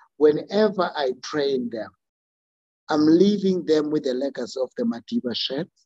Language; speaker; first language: English; non-native, local second language; Xhosa